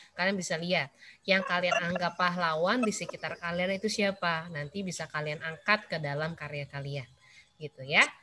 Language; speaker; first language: Indonesian; native; Indonesian